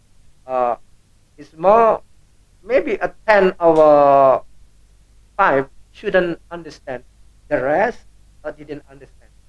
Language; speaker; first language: English; non-native, learner; Indonesian